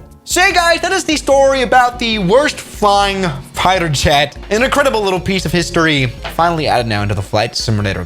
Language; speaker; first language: English; non-native, fluent; German